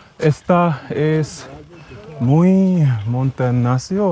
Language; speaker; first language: Spanish; non-native, learner; English